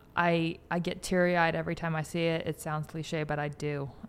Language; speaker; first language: English; native; English